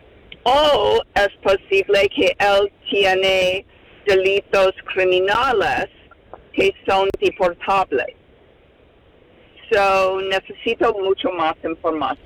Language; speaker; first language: Spanish; non-native, fluent; English